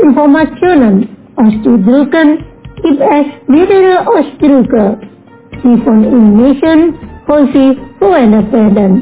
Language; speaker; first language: German; non-native, learner; Indonesian